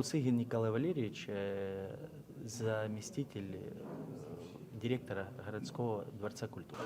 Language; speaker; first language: Russian; native; Russian